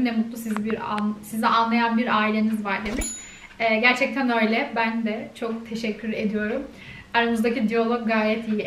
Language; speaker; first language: Turkish; native; Turkish